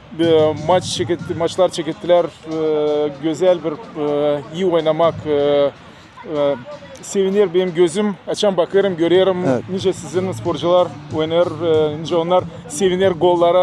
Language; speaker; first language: Turkish; non-native, learner; Gagauz